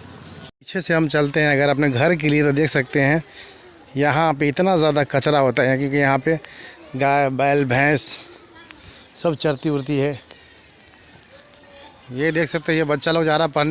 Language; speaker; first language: Hindi; native; Hindi